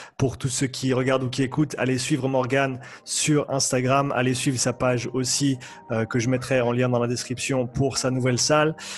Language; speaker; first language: French; native; French